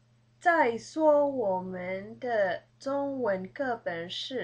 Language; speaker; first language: Chinese; early bilingual, heritage; Chinese